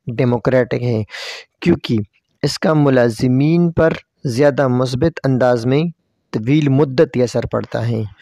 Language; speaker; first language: Urdu; non-native, local second language; Pashto